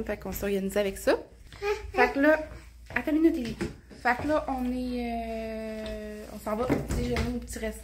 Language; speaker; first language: French; native; French